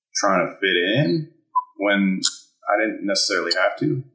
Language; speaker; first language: English; early bilingual, other home language; German